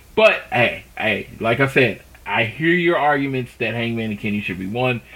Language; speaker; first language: English; native; English